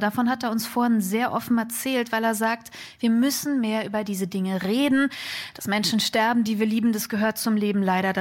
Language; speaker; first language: German; native; German